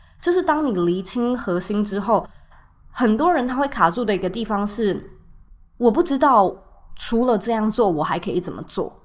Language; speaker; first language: Chinese; native; Chinese